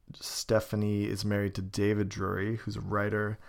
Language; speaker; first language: English; native; English